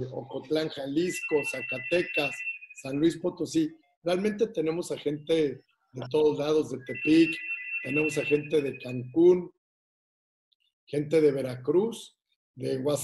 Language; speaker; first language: Spanish; native; Spanish